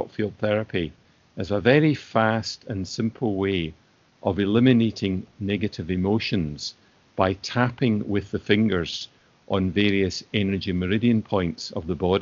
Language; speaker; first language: English; native; English